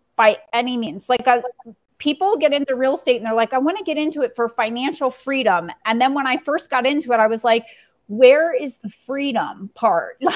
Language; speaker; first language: English; native; English